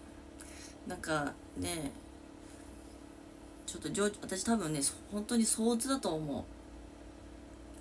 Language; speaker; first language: Japanese; native; Japanese